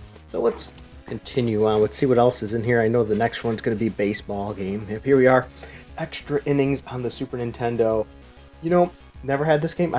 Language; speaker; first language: English; native; English